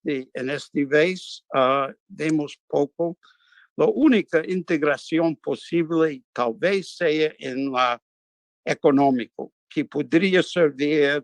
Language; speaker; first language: Spanish; non-native, fluent; English